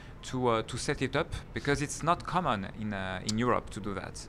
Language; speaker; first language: English; non-native, fluent; French